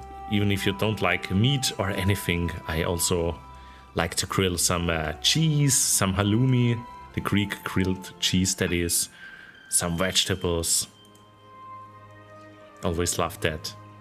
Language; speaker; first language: English; non-native, fluent; German